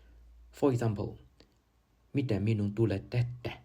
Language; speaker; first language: Finnish; non-native, learner; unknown